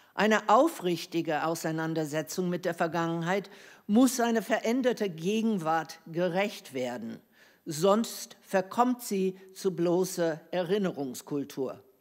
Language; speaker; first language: German; non-native, fluent; English